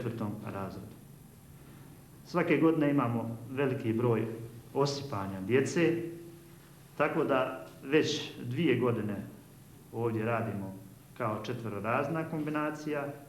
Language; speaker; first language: Bosnian; native; Bosnian